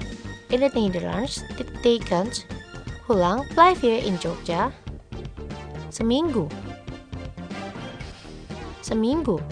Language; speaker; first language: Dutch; non-native, learner; Indonesian